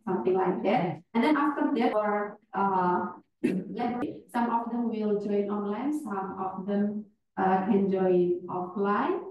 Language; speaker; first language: English; non-native, fluent; Indonesian